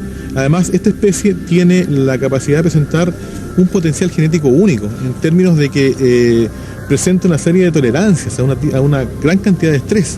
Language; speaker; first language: Spanish; native; Spanish